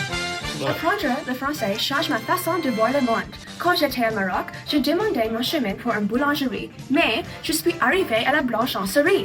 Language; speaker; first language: French; non-native, learner; English